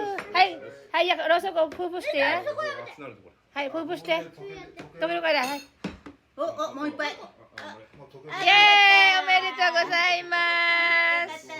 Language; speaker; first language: Japanese; non-native, learner; Filipino